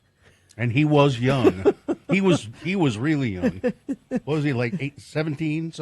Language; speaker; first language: English; native; English